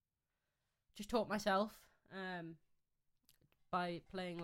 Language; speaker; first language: English; native; English